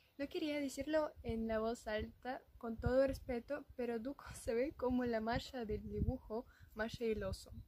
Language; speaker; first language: Spanish; non-native, fluent; Russian